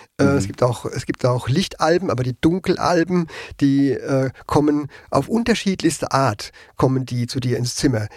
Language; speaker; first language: German; native; German